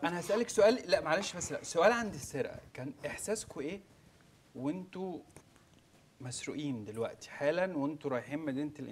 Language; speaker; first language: Arabic; native; Arabic